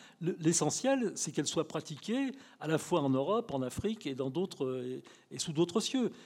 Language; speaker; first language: French; native; French